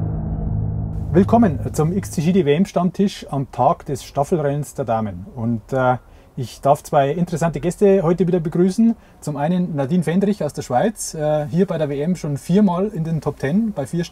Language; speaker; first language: German; native; German